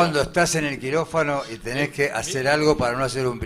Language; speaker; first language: Spanish; native; Spanish